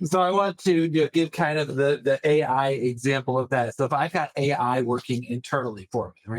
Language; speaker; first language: English; native; English